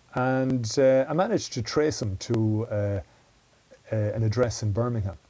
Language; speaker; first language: English; native; English